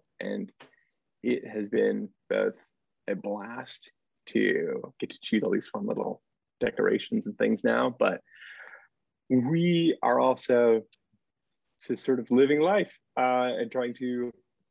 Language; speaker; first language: English; native; English